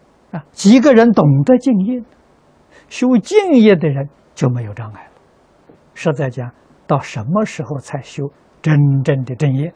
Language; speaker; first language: Chinese; native; Chinese